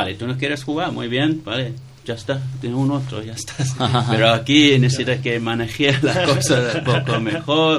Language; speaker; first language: Spanish; non-native, learner; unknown